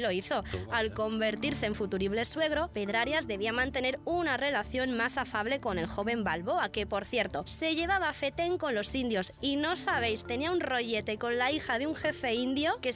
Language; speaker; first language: Spanish; native; Spanish